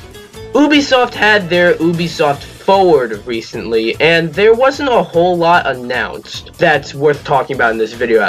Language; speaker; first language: English; native; English